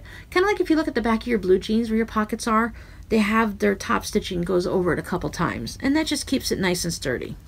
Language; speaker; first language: English; native; English